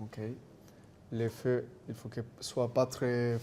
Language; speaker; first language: French; non-native, fluent; Spanish